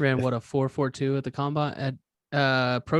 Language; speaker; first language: English; native; English